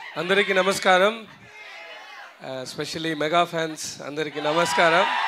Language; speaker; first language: Telugu; non-native, fluent; Tamil